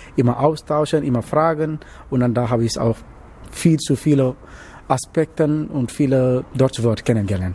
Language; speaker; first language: German; non-native, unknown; Wolof